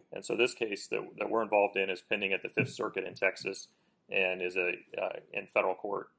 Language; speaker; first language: English; native; English